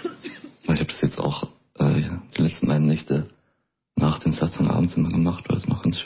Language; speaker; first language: German; native; German